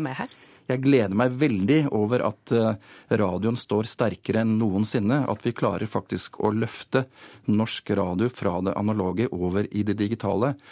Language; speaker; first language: Norwegian; native; Norwegian